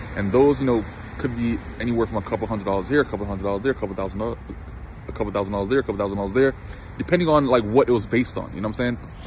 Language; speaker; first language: English; native; English